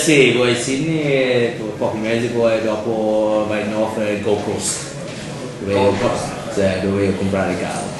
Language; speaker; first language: Italian; non-native, learner; English